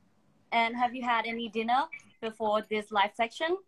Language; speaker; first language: English; non-native, fluent; Thai